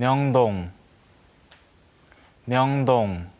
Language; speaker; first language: Korean; non-native, learner; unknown